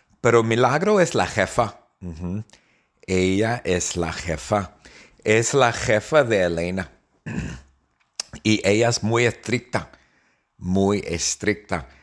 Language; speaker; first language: Spanish; non-native, fluent; English